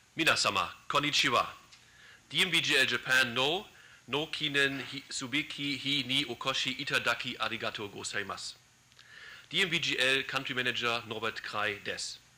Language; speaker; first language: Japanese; non-native, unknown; German